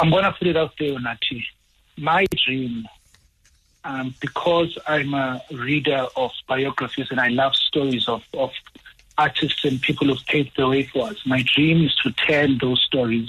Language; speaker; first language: English; non-native, local second language; Zulu